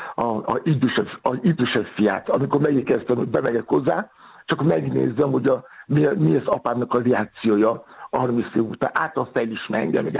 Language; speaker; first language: Hungarian; non-native, fluent; Yoruba